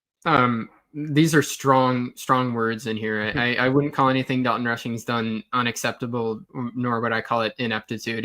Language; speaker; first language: English; native; English